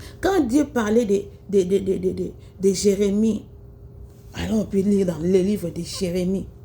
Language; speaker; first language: French; non-native, local second language; Lingala